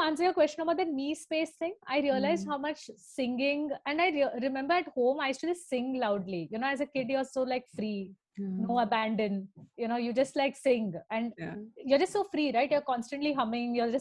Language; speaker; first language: English; non-native, local second language; Tamil